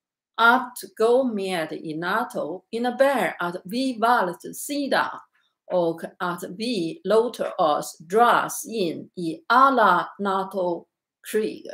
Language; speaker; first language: Swedish; non-native, learner; Chinese